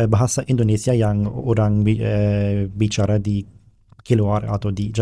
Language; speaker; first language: Indonesian; non-native, learner; German